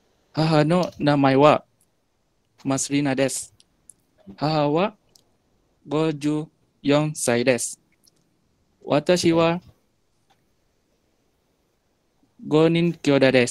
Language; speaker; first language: Japanese; non-native, learner; Malay